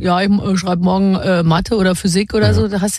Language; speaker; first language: German; native; German